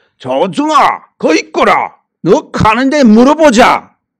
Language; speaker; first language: Korean; non-native, fluent; English